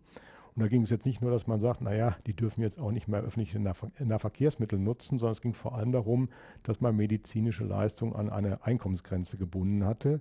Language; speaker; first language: German; native; German